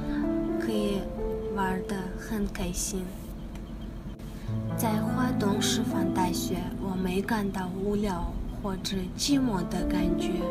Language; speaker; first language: Chinese; non-native, learner; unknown